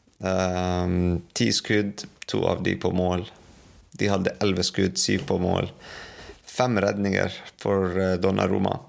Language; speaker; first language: Norwegian; non-native, fluent; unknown